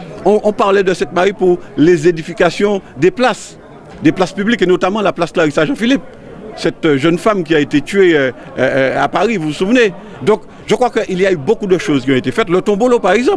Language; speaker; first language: French; native; French